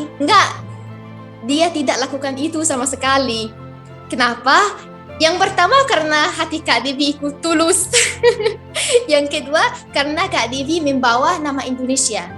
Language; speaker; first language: Indonesian; non-native, fluent; Arabic